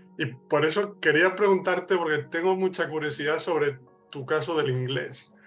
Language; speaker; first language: Spanish; native; Spanish